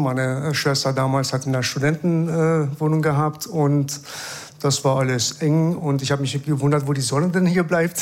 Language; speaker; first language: German; early bilingual, other home language; Persian